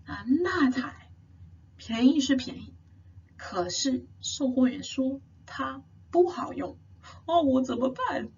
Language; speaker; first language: Chinese; non-native, fluent; English